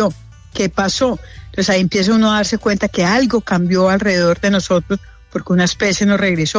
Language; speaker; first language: Spanish; native; Spanish